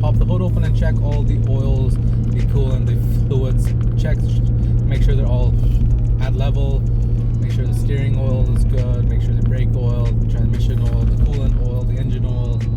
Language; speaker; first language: English; native; English